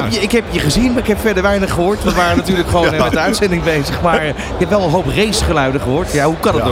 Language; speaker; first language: Dutch; native; Dutch